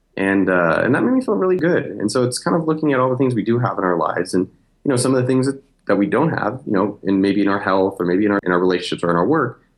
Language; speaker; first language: English; native; English